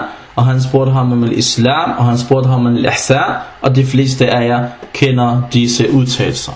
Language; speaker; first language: Danish; non-native, fluent; Arabic